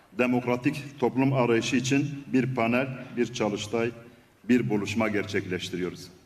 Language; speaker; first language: Turkish; non-native, local second language; Kurdish